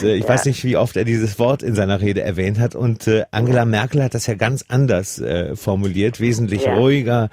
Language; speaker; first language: German; native; German